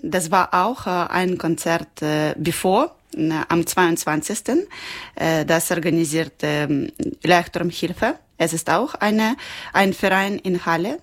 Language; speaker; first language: German; non-native, learner; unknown